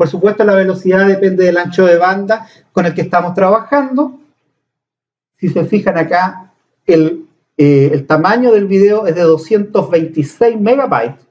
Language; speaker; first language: Spanish; native; Spanish